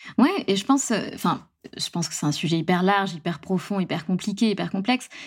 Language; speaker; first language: French; native; French